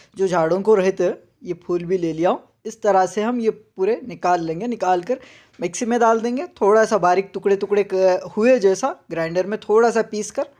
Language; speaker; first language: Hindi; non-native, local second language; Urdu